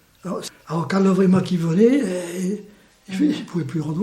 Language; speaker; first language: French; native; French